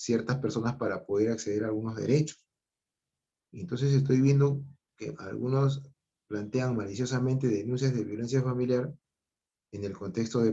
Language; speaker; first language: Spanish; native; Spanish